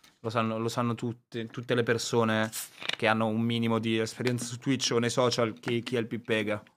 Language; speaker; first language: Italian; native; Italian